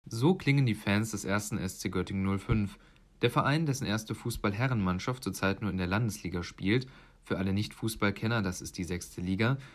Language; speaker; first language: German; native; German